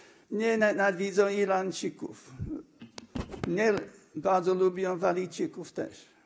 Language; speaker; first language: Polish; non-native, fluent; English